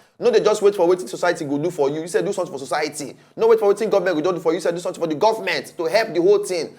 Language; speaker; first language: Nigerian Pidgin; non-native, local second language; Yoruba